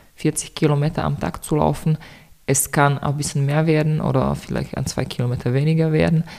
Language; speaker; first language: German; non-native, fluent; Czech